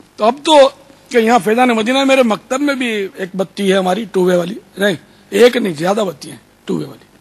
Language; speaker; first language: Urdu; non-native, local second language; Kachhi